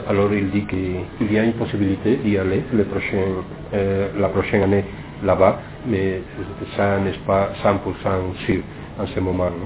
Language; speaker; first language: French; non-native, fluent; Spanish